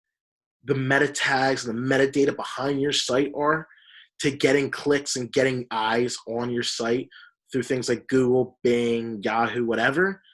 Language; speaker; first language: English; native; English